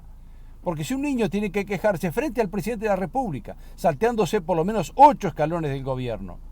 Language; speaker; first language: Spanish; native; Spanish